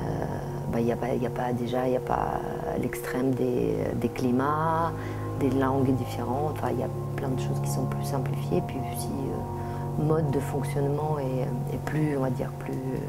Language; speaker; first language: French; native; French